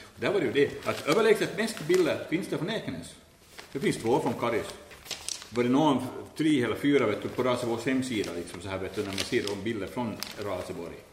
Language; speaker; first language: Swedish; native; Swedish